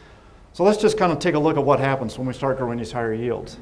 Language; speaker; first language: English; native; English